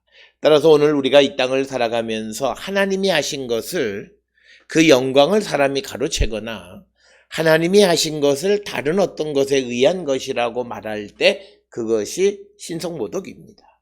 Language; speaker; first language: Korean; native; Korean